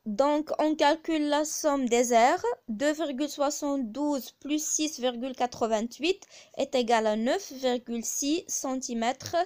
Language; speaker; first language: French; non-native, local second language; Arabic